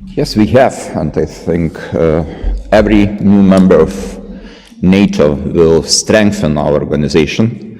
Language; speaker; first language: English; non-native, fluent; Lithuanian